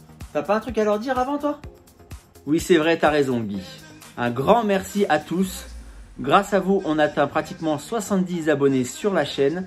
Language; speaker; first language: French; native; French